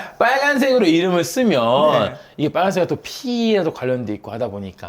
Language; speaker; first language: Korean; early bilingual, other home language; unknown